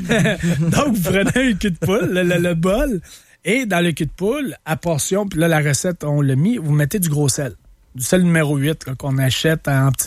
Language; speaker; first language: French; native; French